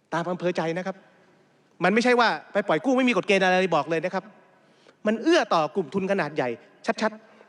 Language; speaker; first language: Thai; native; Thai